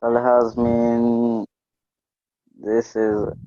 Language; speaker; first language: English; non-native, learner; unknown